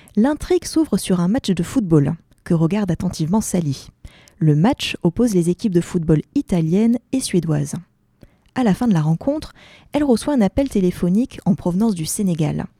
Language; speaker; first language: French; native; French